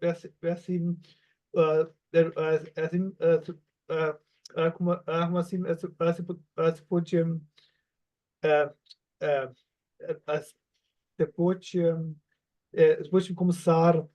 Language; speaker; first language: Portuguese; non-native, learner; German